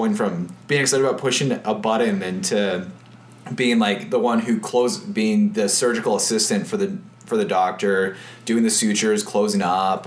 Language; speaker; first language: English; native; English